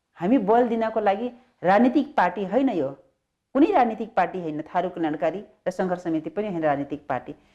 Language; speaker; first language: Nepali; non-native, local second language; Dangaura Tharu